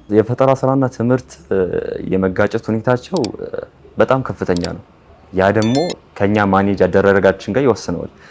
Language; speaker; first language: Amharic; non-native, local second language; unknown